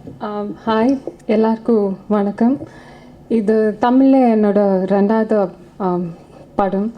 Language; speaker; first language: Tamil; non-native, fluent; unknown